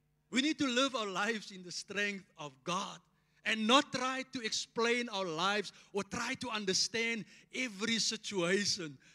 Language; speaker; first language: English; non-native, local second language; Afrikaans